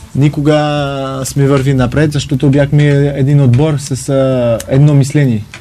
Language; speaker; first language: Bulgarian; non-native, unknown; French